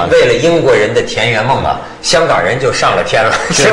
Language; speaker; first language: Chinese; native; Chinese